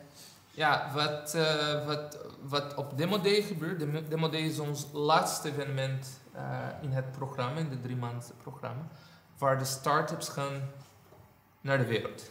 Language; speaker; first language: Dutch; non-native, fluent; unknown